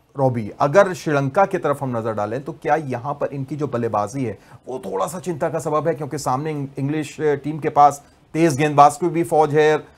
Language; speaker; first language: Hindi; native; Hindi